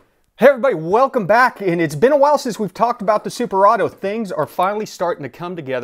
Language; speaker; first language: English; native; English